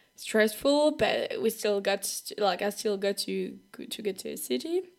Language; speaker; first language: English; non-native, fluent; French